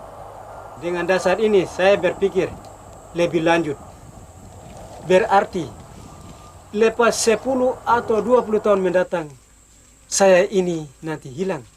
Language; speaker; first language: Indonesian; non-native, local second language; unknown